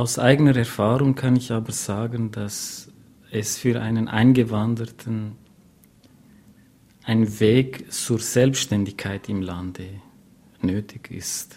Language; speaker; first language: German; non-native, fluent; Kurdish